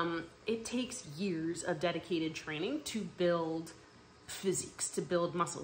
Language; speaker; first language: English; native; English